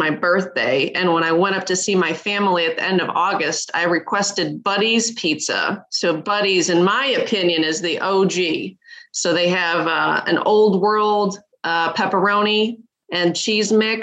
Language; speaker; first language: English; native; English